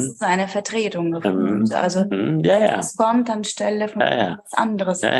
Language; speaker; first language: German; non-native, fluent; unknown